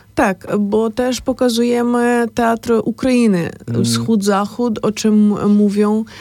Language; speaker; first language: Polish; non-native, fluent; Ukrainian